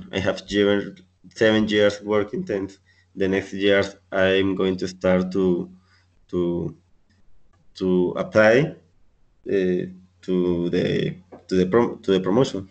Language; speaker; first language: English; non-native, learner; Spanish